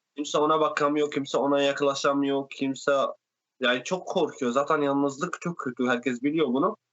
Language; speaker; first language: Turkish; non-native, fluent; Arabic